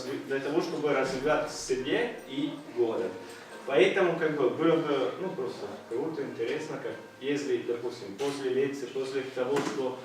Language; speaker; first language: Russian; non-native, fluent; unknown